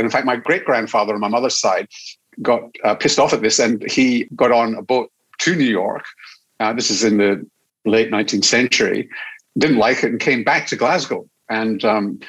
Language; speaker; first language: English; native; English